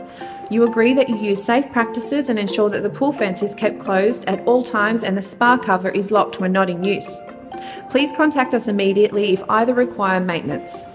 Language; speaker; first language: English; native; English